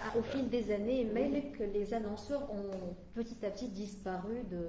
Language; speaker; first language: French; non-native, local second language; Arabic